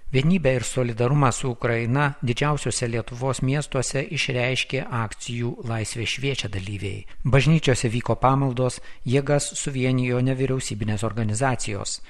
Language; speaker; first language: Lithuanian; native; Lithuanian